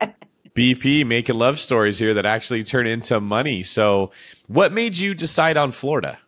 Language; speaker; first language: English; native; English